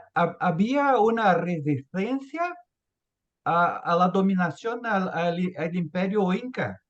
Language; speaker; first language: Spanish; non-native, fluent; Portuguese